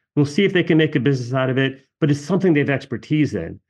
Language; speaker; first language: English; native; English